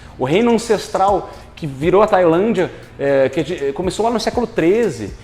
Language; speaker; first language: Portuguese; native; Portuguese